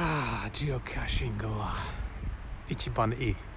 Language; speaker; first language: Japanese; non-native, learner; English